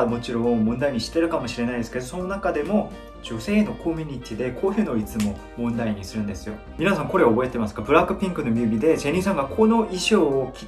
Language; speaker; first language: Japanese; non-native, fluent; Korean